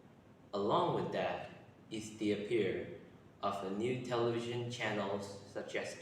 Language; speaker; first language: English; non-native, learner; Vietnamese